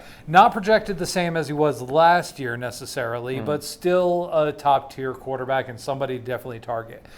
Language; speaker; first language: English; native; English